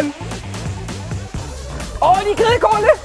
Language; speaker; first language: German; native; German